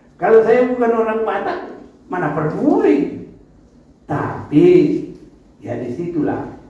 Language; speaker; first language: Indonesian; non-native, local second language; Batak Toba